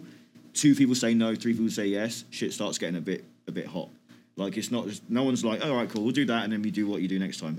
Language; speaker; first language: English; native; English